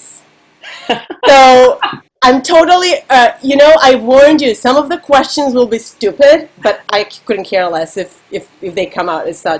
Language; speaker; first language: English; non-native, fluent; Serbian